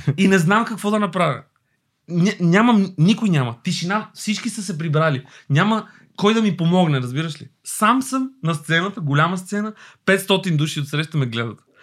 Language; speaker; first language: Bulgarian; early bilingual, other home language; Albanian